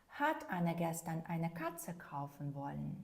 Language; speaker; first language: German; non-native, fluent; Ukrainian